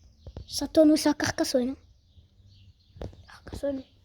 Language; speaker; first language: French; native; French